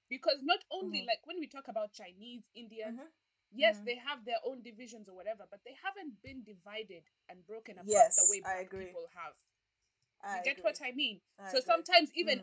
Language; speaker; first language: English; non-native, local second language; Ganda